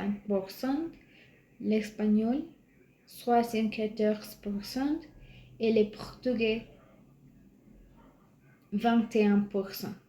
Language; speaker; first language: French; non-native, learner; Spanish